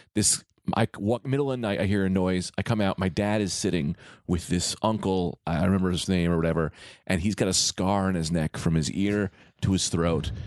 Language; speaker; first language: English; native; English